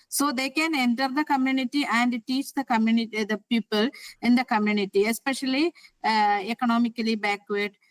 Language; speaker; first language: English; non-native, local second language; Malayalam